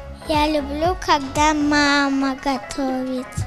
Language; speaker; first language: Russian; non-native, local second language; Tajik